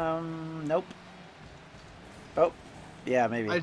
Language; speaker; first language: English; native; English